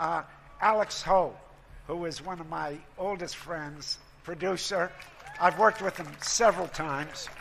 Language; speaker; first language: English; native; English